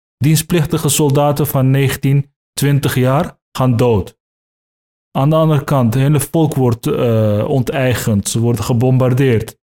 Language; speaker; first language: Dutch; early bilingual, other home language; Turkish